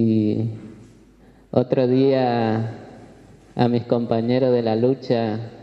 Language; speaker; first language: Spanish; non-native, local second language; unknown